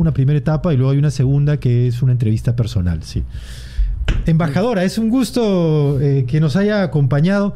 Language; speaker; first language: Spanish; native; Spanish